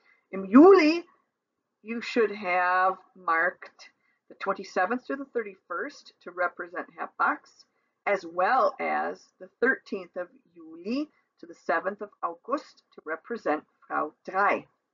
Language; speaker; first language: English; native; English